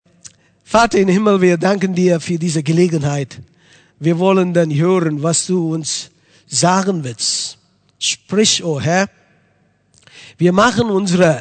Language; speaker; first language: German; non-native, fluent; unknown